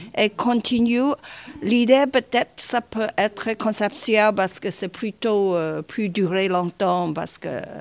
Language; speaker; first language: French; non-native, learner; Chinese